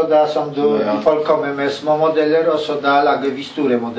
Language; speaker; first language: Norwegian; non-native, learner; Polish